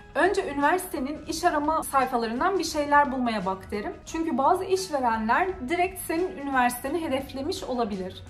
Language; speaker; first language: Turkish; native; Turkish